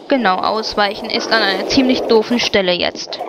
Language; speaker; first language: German; native; German